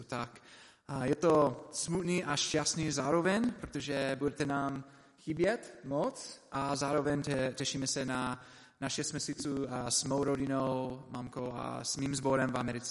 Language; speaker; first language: Czech; non-native, learner; English